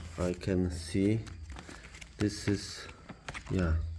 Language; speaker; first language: English; non-native, learner; Polish